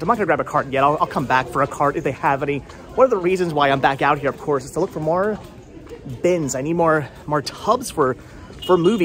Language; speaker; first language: English; native; English